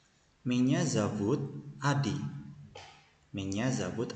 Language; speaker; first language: Russian; non-native, fluent; Indonesian